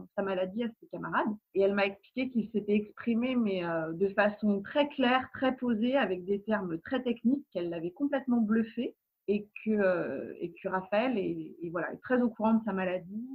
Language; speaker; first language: French; native; French